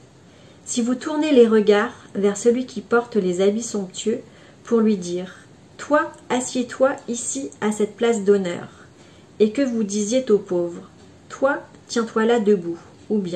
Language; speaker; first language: French; native; French